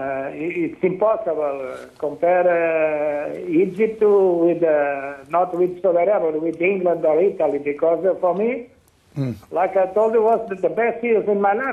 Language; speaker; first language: English; non-native, fluent; Portuguese